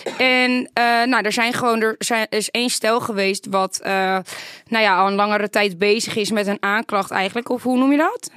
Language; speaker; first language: Dutch; native; Dutch